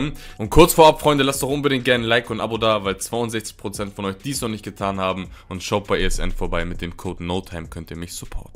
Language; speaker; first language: German; native; German